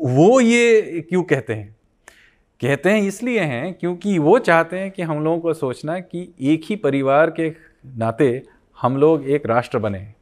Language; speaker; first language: Hindi; non-native, local second language; Bangla